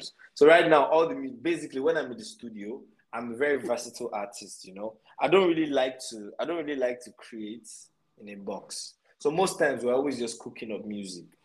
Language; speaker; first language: English; non-native, local second language; Yoruba